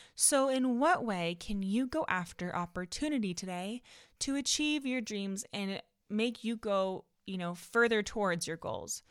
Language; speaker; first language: English; native; English